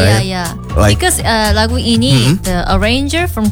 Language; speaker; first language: English; non-native, learner; Indonesian